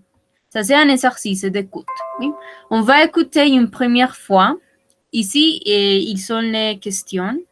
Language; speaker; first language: French; non-native, learner; Spanish